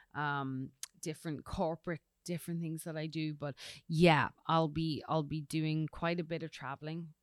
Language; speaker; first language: English; native; English